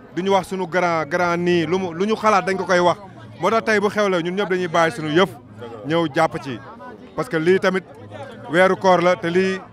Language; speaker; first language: Wolof; native; Wolof